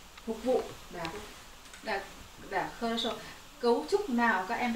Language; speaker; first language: Vietnamese; native; Vietnamese